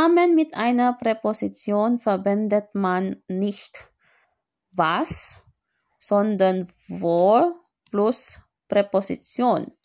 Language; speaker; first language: German; non-native, learner; Filipino